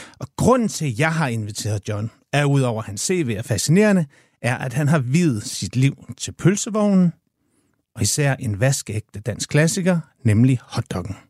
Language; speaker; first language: Danish; native; Danish